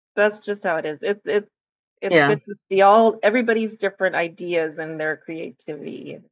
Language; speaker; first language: English; native; English